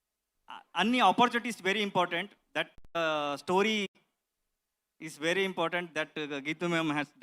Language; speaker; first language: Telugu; non-native, learner; Kannada